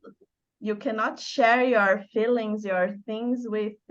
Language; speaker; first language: English; non-native, learner; Portuguese